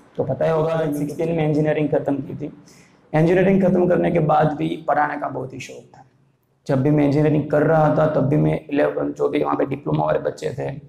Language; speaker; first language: Hindi; non-native, local second language; Gujarati